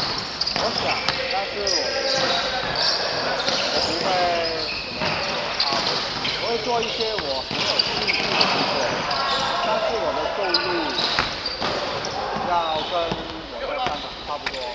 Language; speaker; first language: Chinese; non-native, local second language; Cantonese